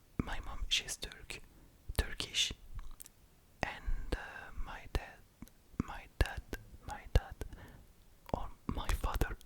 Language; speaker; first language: English; non-native, learner; French